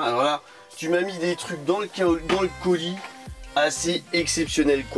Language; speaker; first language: French; native; French